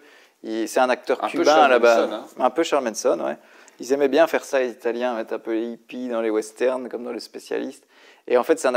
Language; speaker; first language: French; native; French